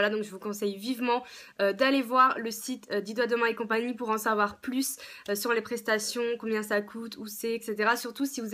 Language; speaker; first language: French; native; French